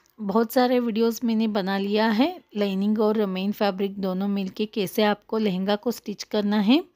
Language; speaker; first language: Hindi; non-native, local second language; Kannada